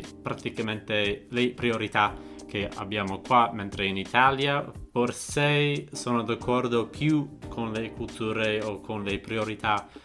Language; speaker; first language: Italian; non-native, fluent; English